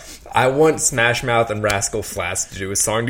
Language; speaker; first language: English; native; English